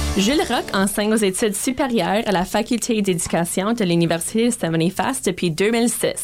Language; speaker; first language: French; native; French